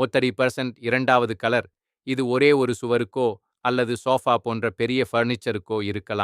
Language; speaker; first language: Tamil; native; Tamil